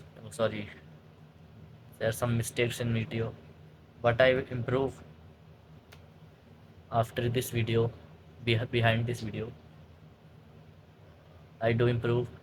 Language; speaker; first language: English; non-native, learner; Hindi